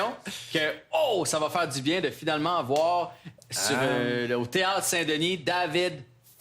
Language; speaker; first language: French; native; French